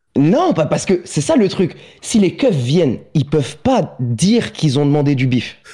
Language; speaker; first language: French; native; French